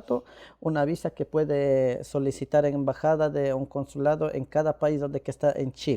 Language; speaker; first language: Spanish; non-native, local second language; Quechua